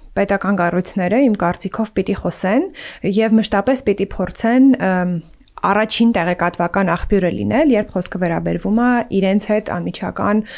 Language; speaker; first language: Armenian; native; Armenian